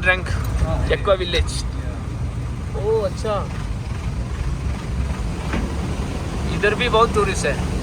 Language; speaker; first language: Hindi; non-native, local second language; Malayalam